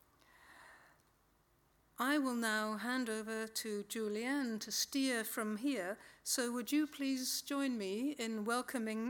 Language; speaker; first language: English; native; English